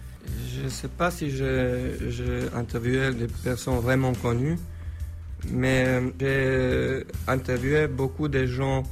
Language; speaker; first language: French; non-native, fluent; Slovenian